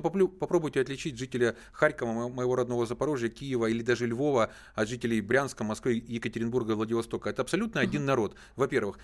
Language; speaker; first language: Russian; native; Russian